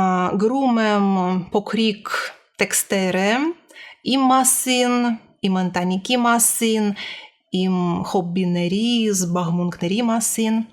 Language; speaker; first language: Armenian; non-native, learner; Russian